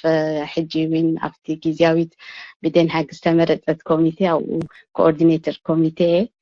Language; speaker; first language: Tigrinya; non-native, local second language; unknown